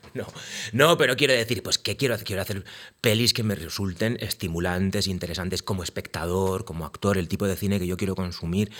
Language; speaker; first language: Spanish; native; Spanish